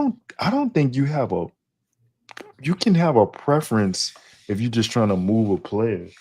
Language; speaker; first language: English; native; English